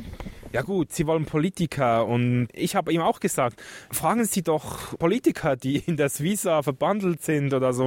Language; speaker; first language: German; native; German